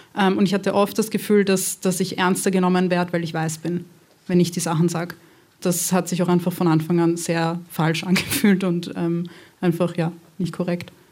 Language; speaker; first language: German; early bilingual, other home language; Croatian